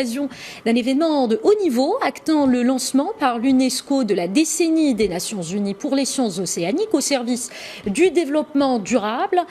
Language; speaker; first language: French; non-native, local second language; Arabic